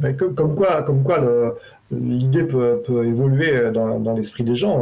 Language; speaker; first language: French; native; French